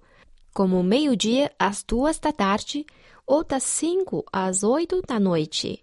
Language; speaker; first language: Portuguese; non-native, fluent; Chinese